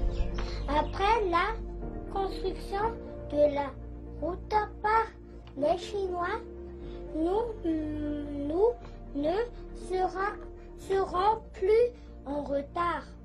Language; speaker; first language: French; non-native, local second language; Malagasy